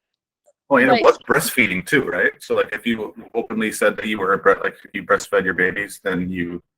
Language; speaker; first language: English; native; English